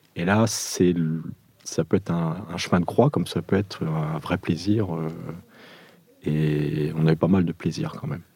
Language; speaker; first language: French; early bilingual, other home language; Portuguese